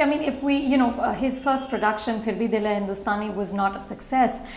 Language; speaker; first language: English; non-native, local second language; Hindi